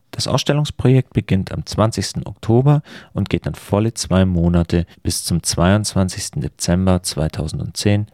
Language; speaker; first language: German; native; German